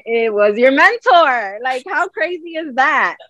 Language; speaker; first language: English; native; English